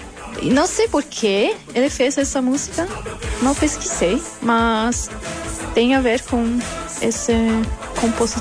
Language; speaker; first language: Portuguese; non-native, learner; German